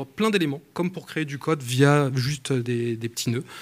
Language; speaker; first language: French; native; French